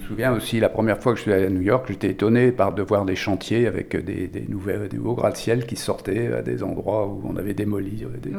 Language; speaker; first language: French; native; French